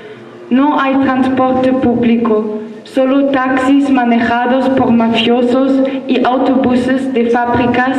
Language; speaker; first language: Spanish; non-native, learner; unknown